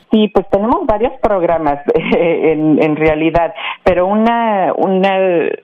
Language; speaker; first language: Spanish; early bilingual, heritage; Spanish